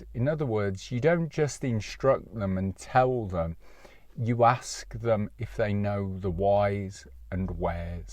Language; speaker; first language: English; native; English